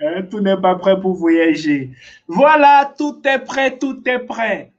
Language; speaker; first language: French; non-native, fluent; Portuguese